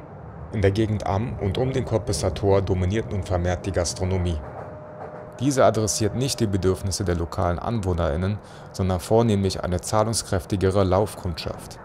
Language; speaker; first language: German; native; German